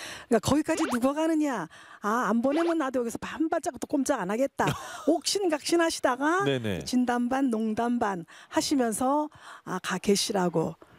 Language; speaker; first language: Korean; native; Korean